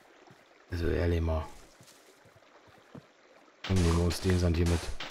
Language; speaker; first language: German; native; German